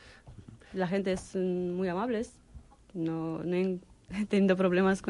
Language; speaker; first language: Spanish; non-native, fluent; Romanian